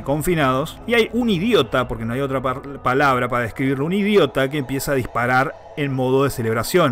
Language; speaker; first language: Spanish; native; Spanish